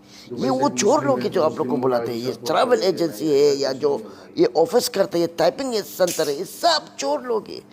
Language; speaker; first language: Hindi; non-native, learner; Arabic